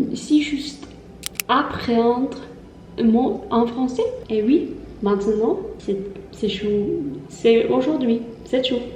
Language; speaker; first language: French; non-native, learner; Norwegian